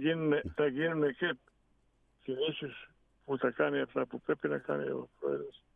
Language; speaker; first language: Greek; non-native, fluent; Bosnian